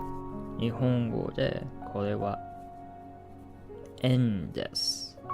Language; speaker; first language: Japanese; non-native, learner; English